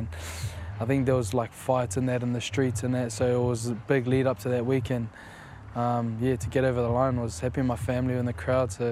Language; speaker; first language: English; native; English